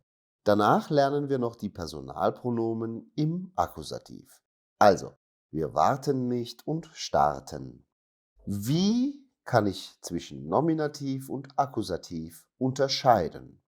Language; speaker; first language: German; non-native, fluent; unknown